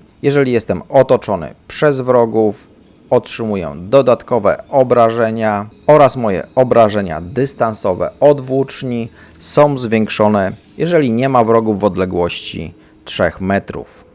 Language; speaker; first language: Polish; native; Polish